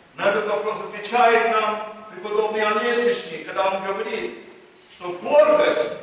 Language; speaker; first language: Russian; early bilingual, heritage; Russian